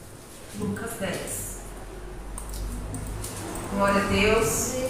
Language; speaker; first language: Portuguese; native; Portuguese